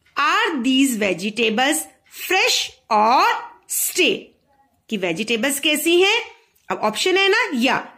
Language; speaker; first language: Hindi; native; Hindi